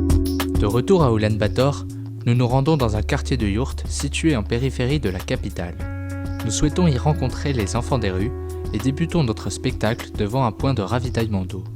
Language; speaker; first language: French; native; French